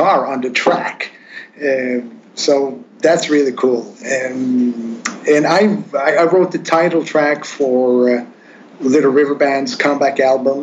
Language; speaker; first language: English; non-native, fluent; Swedish